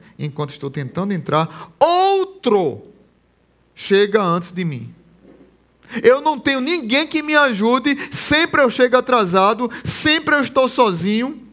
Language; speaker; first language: Portuguese; native; Portuguese